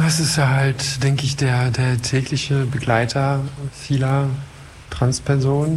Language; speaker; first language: German; non-native, fluent; French